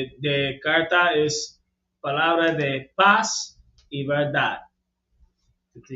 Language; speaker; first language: Spanish; non-native, learner; English